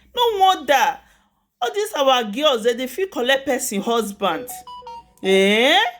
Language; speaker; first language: Nigerian Pidgin; native; Nigerian Pidgin